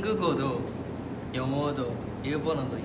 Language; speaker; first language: Korean; non-native, fluent; Japanese